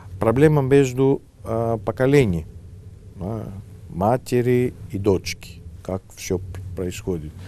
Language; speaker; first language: Russian; non-native, fluent; Greek